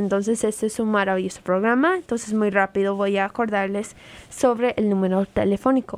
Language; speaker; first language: Spanish; native; Spanish